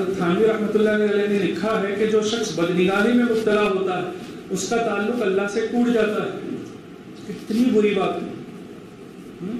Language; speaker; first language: Urdu; native; Urdu